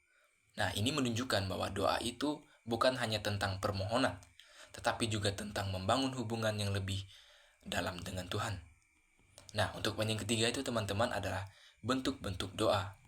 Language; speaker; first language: Indonesian; native; Indonesian